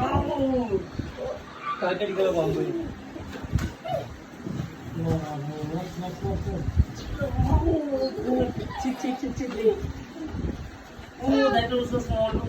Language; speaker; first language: English; non-native, learner; Malayalam